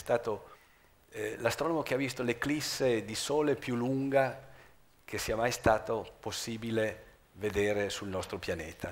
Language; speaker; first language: Italian; native; Italian